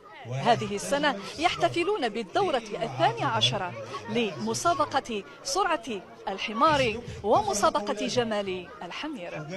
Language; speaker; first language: Arabic; native; Arabic